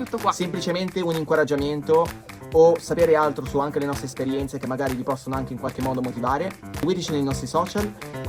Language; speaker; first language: Italian; native; Italian